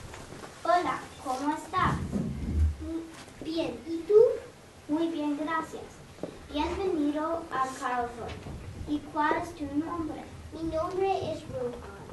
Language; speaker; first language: Spanish; non-native, learner; English